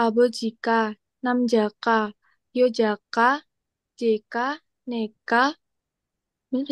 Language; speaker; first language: Korean; non-native, learner; Indonesian